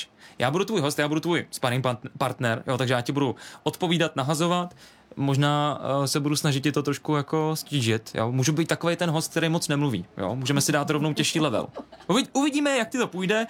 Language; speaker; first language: Czech; native; Czech